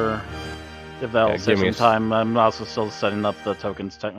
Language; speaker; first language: English; native; English